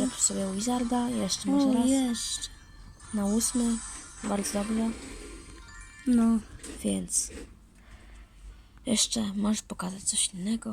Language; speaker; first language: Polish; native; Polish